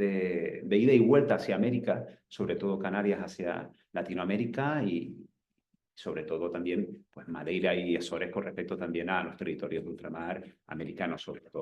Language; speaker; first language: Spanish; native; Spanish